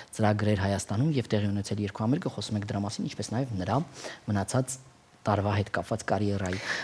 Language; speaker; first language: Armenian; native; Armenian